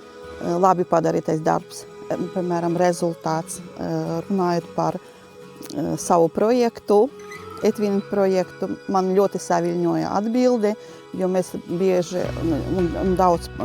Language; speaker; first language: Latvian; non-native, local second language; Russian